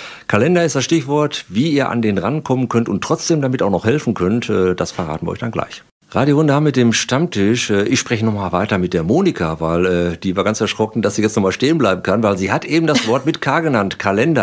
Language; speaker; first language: German; native; German